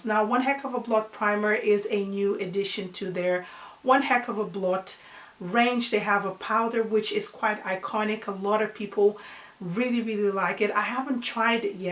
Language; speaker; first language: English; non-native, fluent; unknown